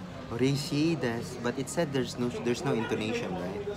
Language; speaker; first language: English; non-native, local second language; Cebuano